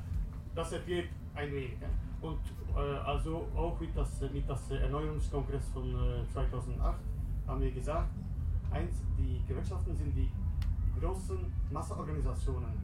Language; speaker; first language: German; non-native, learner; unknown